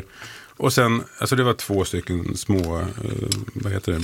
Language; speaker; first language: Swedish; native; Swedish